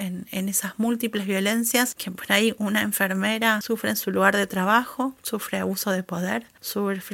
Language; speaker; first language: Spanish; native; Spanish